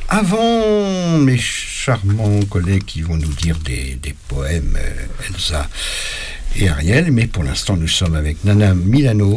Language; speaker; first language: French; native; French